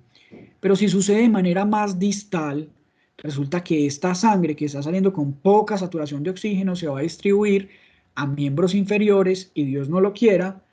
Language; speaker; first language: Spanish; native; Spanish